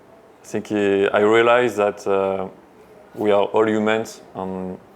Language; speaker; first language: English; non-native, learner; French